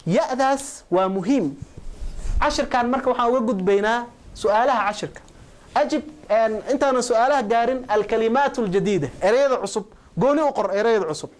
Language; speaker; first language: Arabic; non-native, local second language; Somali